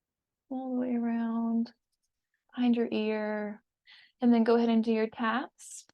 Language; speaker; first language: English; native; English